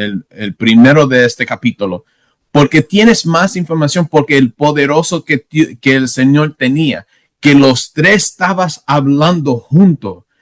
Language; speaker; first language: Spanish; non-native, learner; English